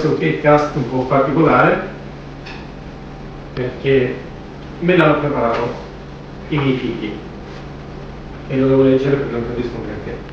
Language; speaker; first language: Italian; non-native, fluent; Albanian